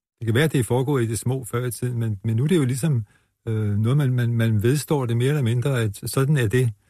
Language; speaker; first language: Danish; native; Danish